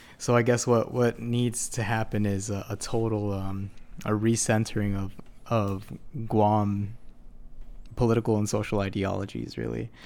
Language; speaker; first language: English; native; English